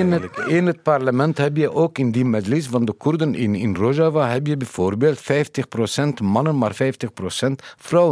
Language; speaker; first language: Dutch; non-native, fluent; Kurdish